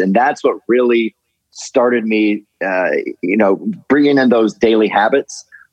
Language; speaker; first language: English; native; English